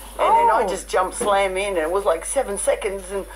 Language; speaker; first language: English; native; English